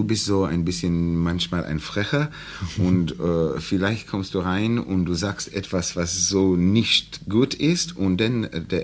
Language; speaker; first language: German; non-native, learner; English